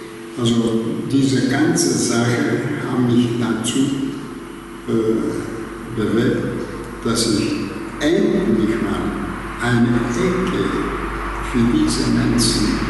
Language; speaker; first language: German; non-native, learner; Greek